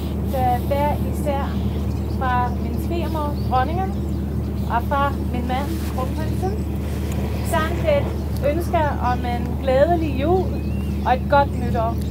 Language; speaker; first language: Danish; non-native, fluent; English